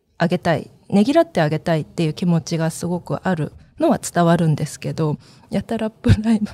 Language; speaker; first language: Japanese; early bilingual, other home language; Korean